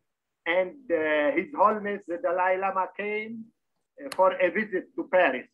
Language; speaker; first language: English; non-native, learner; Arabic